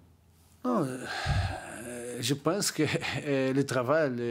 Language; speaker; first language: French; non-native, learner; Portuguese